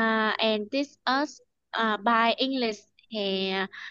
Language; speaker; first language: English; non-native, learner; Vietnamese